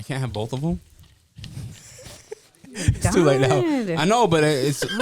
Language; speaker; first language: English; native; English